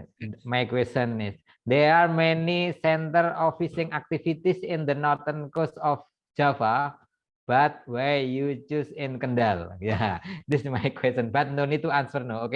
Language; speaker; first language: English; non-native, fluent; Indonesian